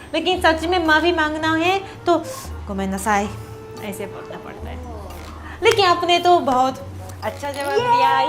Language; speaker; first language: Hindi; non-native, fluent; Japanese